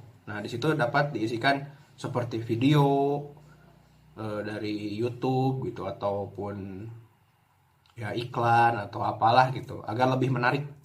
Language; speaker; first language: Indonesian; native; Indonesian